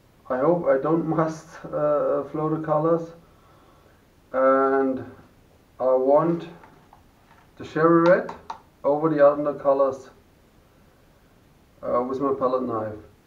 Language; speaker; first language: English; non-native, learner; German